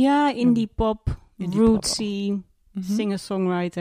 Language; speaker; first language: German; non-native, learner; Dutch